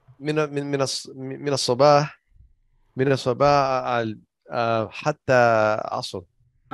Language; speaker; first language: Arabic; non-native, learner; English